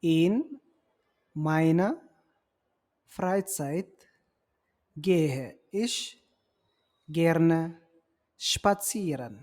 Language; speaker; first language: German; non-native, fluent; Tigrinya